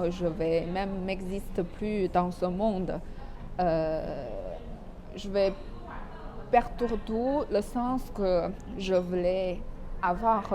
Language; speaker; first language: French; non-native, fluent; Chinese